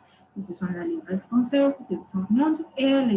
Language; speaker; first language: French; non-native, fluent; Spanish